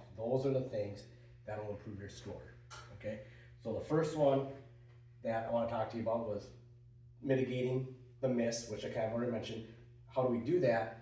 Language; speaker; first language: English; native; English